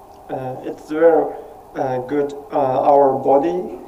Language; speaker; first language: English; non-native, learner; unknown